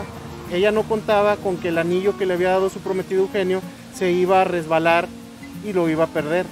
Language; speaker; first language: Spanish; native; Spanish